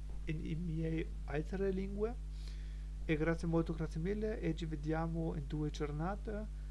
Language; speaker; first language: Italian; non-native, learner; German